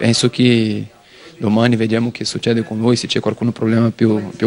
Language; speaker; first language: Italian; non-native, learner; Portuguese